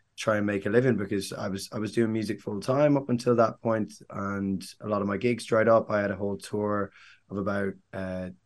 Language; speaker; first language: English; native; English